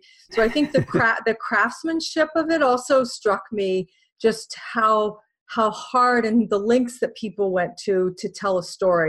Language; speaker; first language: English; native; English